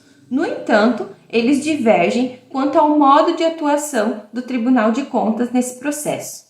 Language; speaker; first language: Portuguese; native; Portuguese